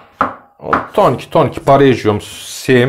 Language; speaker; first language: Russian; non-native, learner; Turkish